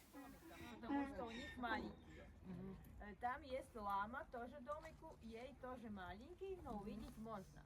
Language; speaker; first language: Russian; non-native, local second language; Latvian